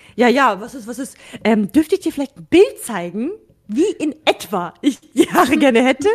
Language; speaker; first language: German; early bilingual, other home language; Russian